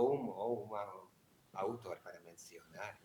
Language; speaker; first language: Portuguese; non-native, learner; Hungarian